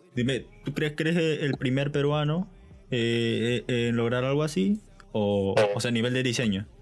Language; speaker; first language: Spanish; native; Spanish